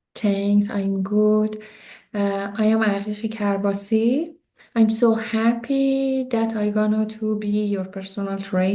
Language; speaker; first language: English; non-native, learner; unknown